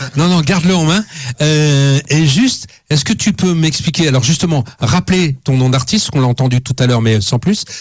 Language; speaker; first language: French; native; French